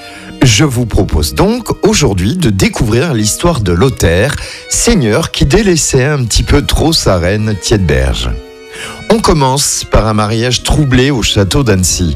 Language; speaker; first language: French; native; French